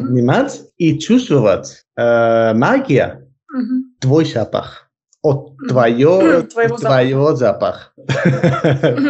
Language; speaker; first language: Russian; non-native, learner; Spanish